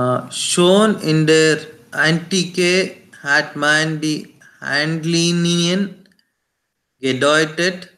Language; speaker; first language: German; non-native, learner; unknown